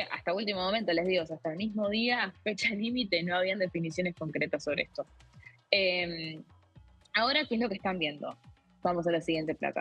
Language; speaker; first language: Spanish; native; Spanish